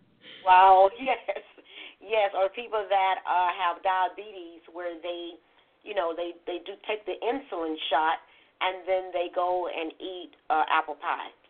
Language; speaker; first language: English; native; English